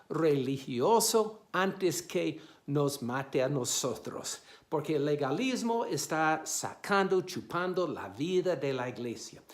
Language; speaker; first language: Spanish; non-native, fluent; English